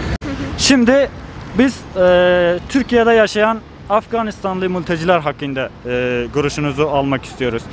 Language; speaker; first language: Turkish; non-native, fluent; Persian